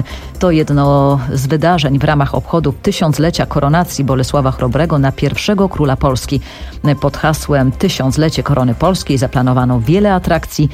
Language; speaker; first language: Polish; native; Polish